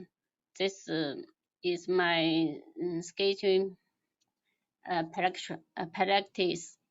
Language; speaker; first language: English; non-native, learner; Chinese